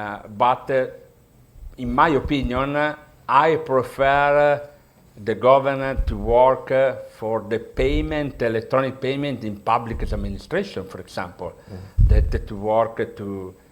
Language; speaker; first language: English; non-native, learner; Italian